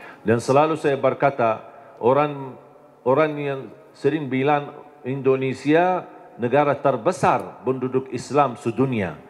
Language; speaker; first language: Indonesian; non-native, fluent; Arabic